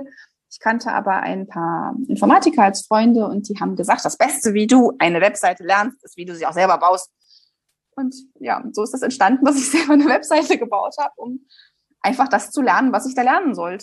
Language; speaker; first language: German; native; German